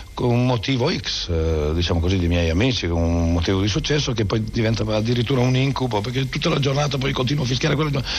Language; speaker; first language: Italian; native; Italian